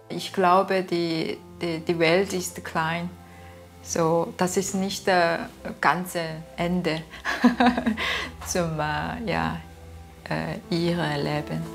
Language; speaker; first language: German; non-native, learner; Korean